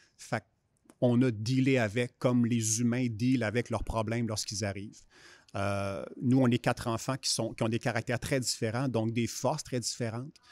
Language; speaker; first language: French; native; French